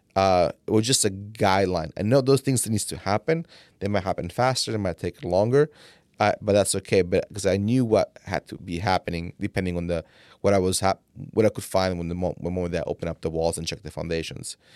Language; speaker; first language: English; non-native, fluent; Italian